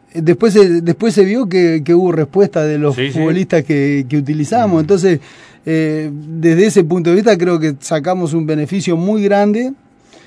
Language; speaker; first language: Spanish; native; Spanish